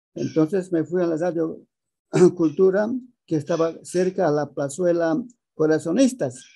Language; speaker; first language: Spanish; early bilingual, other home language; Aymara